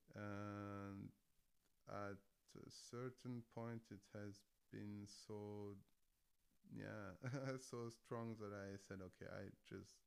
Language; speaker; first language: English; non-native, fluent; French